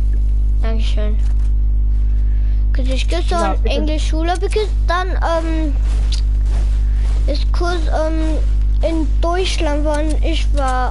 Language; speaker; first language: German; non-native, learner; English